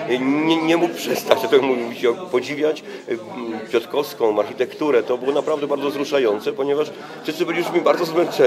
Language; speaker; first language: Polish; native; Polish